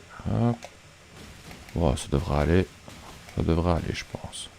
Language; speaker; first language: French; native; French